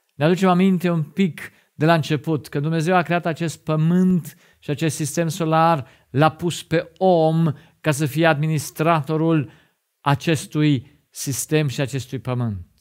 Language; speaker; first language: Romanian; non-native, fluent; German